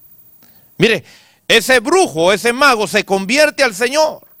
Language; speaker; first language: Spanish; native; Spanish